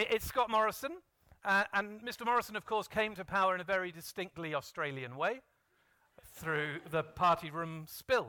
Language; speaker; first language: English; native; English